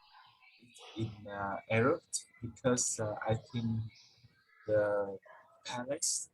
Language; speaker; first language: English; non-native, learner; Vietnamese